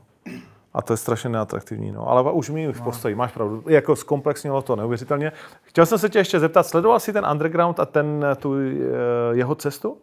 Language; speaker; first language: Czech; native; Czech